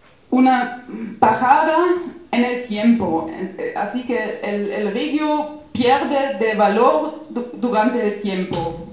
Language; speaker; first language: Spanish; non-native, fluent; German